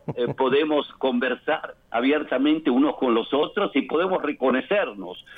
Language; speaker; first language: Spanish; native; Spanish